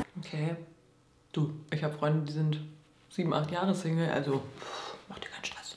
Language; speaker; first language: German; native; German